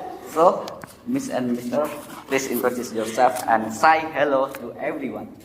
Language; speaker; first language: English; non-native, learner; Indonesian